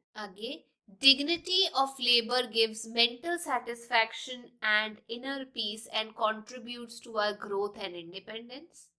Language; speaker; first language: English; non-native, local second language; Punjabi